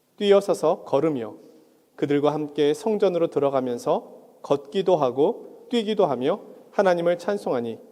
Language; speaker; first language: Korean; native; Korean